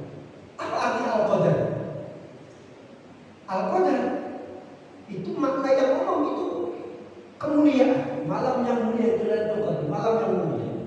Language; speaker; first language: Indonesian; non-native, local second language; Javanese